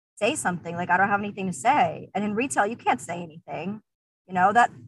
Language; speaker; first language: English; early bilingual, other home language; Russian